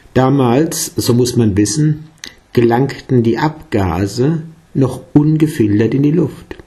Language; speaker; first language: German; native; German